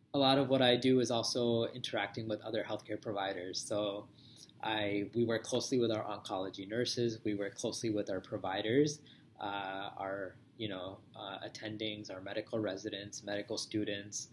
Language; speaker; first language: English; native; English